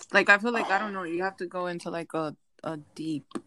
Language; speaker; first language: English; early bilingual, other home language; Spanish